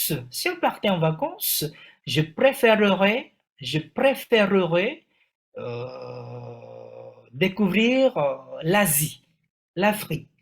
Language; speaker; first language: French; non-native, fluent; Indonesian